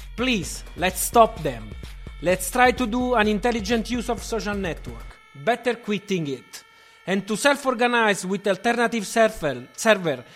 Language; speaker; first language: English; non-native, fluent; Italian